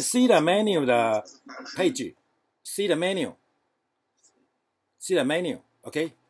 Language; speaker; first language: English; non-native, learner; Chinese